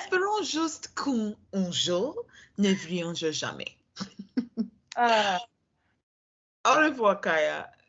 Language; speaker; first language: French; non-native, learner; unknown